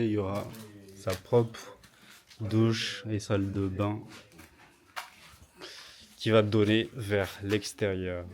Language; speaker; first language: French; native; French